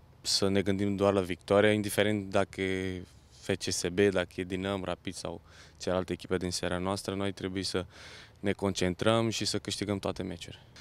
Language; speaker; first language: Romanian; non-native, fluent; Portuguese